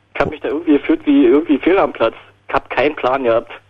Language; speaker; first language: German; native; German